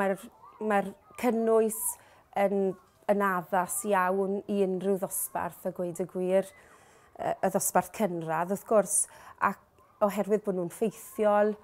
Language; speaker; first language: Welsh; native; Welsh